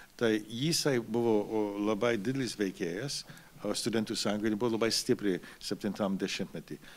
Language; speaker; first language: Lithuanian; early bilingual, heritage; Lithuanian